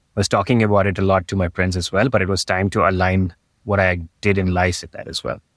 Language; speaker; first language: English; non-native, local second language; Hindi